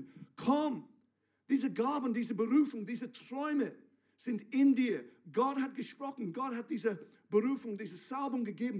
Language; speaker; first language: German; non-native, fluent; English